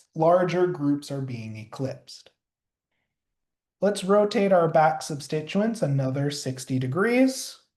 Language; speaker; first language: English; native; English